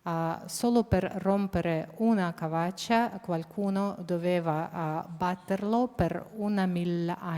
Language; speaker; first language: Italian; non-native, fluent; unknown